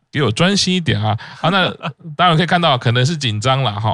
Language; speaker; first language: Chinese; native; Chinese